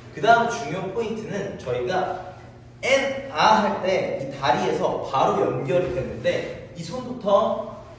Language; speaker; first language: Korean; native; Korean